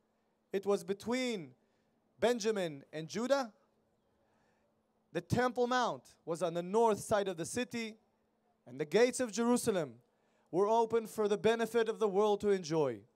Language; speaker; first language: English; non-native, fluent; Hebrew